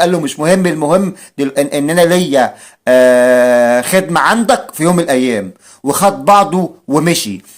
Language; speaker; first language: Arabic; native; Arabic